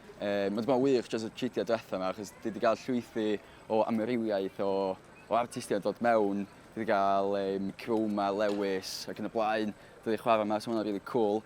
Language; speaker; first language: Welsh; native; Welsh